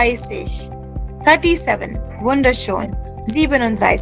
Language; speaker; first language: German; non-native, fluent; Hindi